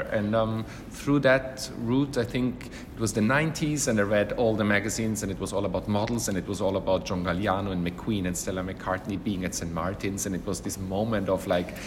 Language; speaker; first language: English; non-native, fluent; German